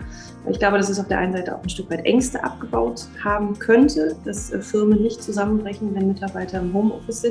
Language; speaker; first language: German; native; German